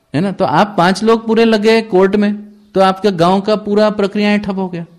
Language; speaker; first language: Hindi; native; Hindi